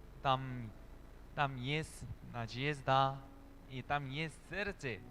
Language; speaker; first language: Russian; non-native, learner; Korean